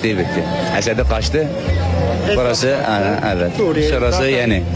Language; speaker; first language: Turkish; non-native, learner; Arabic